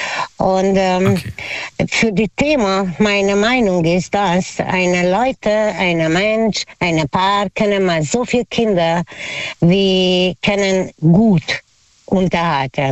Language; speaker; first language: German; non-native, learner; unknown